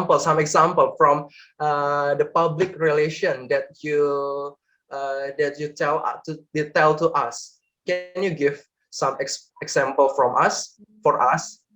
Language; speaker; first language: English; non-native, learner; Indonesian